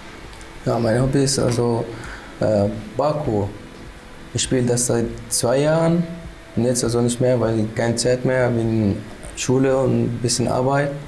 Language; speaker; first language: German; non-native, learner; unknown